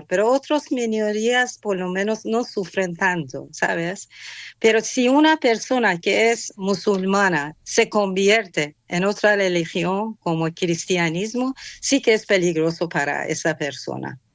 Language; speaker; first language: Spanish; non-native, fluent; Persian